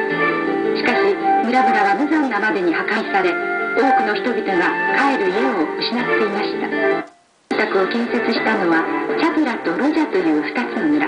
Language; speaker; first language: Japanese; native; Japanese